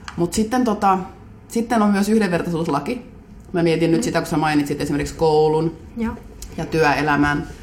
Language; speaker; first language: Finnish; native; Finnish